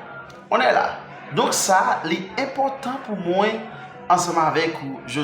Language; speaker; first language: French; non-native, learner; Haitian Creole